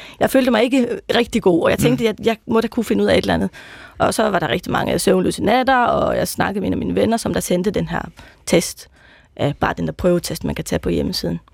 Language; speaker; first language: Danish; non-native, local second language; Faroese